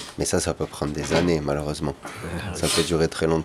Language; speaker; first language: French; native; French